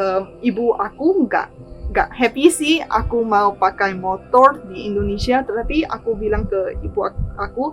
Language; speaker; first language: Indonesian; non-native, fluent; Chinese